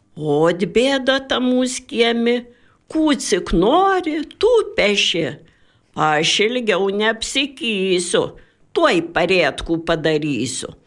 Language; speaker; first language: Lithuanian; native; Lithuanian